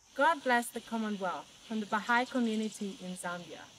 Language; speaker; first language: English; native; English